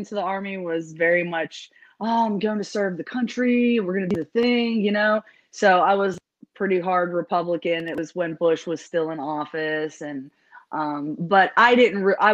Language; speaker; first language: English; native; English